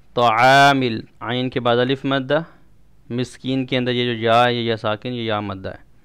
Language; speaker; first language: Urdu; non-native, local second language; Punjabi